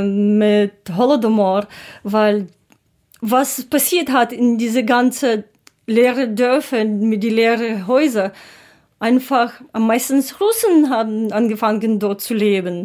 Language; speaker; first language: German; non-native, learner; Ukrainian